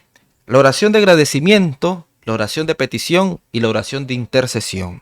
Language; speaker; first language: Spanish; native; Spanish